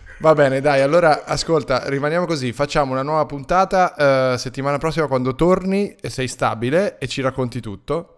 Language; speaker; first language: Italian; native; Italian